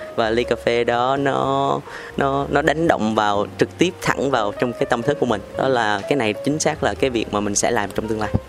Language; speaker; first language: Vietnamese; native; Vietnamese